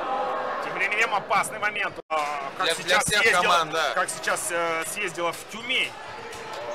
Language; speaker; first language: Russian; native; Russian